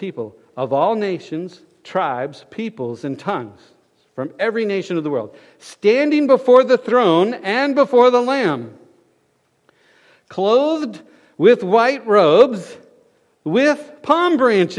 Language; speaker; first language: English; native; English